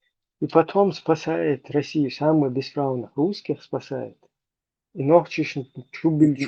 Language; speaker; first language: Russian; non-native, local second language; Chechen